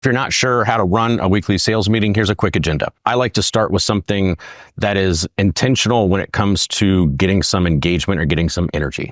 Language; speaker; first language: English; native; English